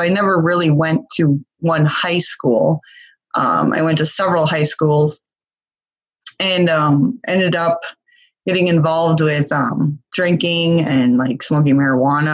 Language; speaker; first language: English; native; English